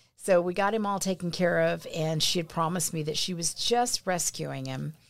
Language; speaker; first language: English; native; English